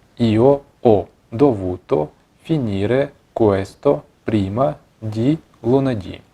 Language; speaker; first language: Italian; non-native, fluent; Ukrainian